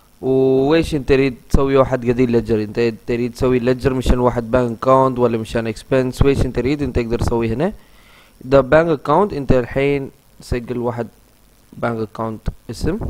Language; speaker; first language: Arabic; non-native, learner; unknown